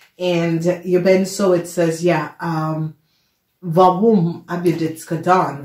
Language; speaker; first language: Dutch; non-native, fluent; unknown